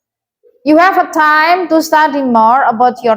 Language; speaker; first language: English; non-native, fluent; Indonesian